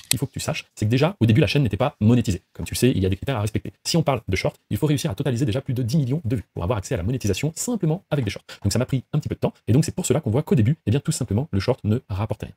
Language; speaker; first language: French; native; French